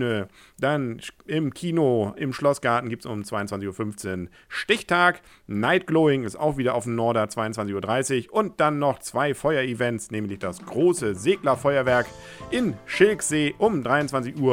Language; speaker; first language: German; native; German